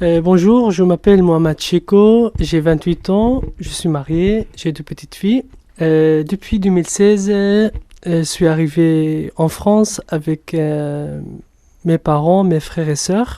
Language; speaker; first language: French; non-native, fluent; Kurdish